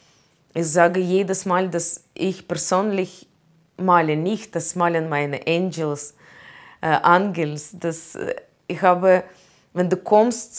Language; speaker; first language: German; non-native, learner; Russian